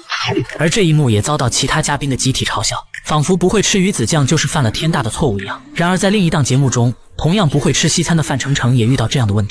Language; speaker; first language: Chinese; native; Chinese